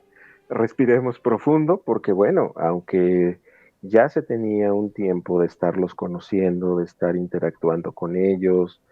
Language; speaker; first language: Spanish; native; Spanish